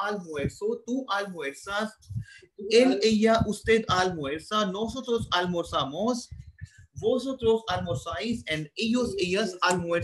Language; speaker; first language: Spanish; non-native, fluent; Hindi